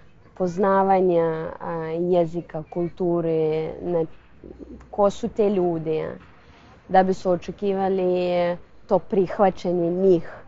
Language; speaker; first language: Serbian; non-native, fluent; Russian